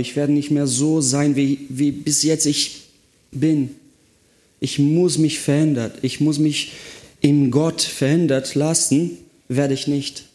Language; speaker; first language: German; non-native, fluent; Portuguese